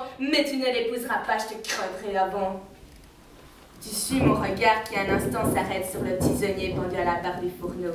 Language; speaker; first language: French; native; French